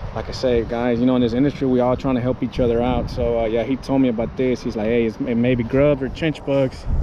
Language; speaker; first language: English; early bilingual, other home language; Spanish